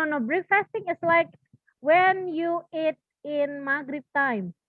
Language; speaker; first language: English; non-native, fluent; Indonesian